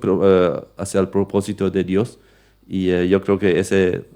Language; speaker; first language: Spanish; non-native, local second language; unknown